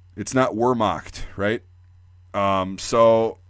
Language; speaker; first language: English; native; English